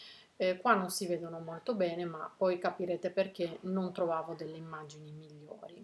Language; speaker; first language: Italian; native; Italian